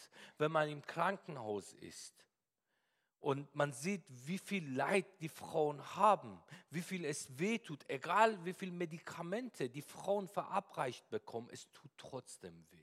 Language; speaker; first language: German; non-native, fluent; Persian